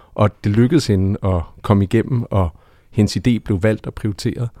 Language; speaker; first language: Danish; native; Danish